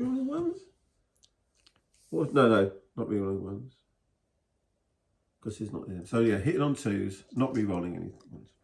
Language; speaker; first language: English; native; English